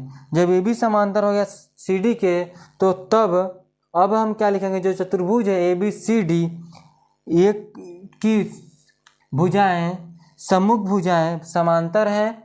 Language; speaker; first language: Hindi; native; Hindi